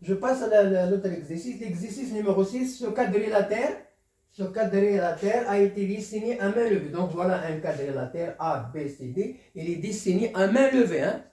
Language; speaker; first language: French; non-native, local second language; Arabic